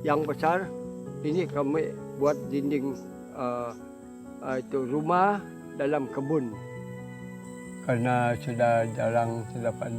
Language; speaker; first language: Indonesian; non-native, local second language; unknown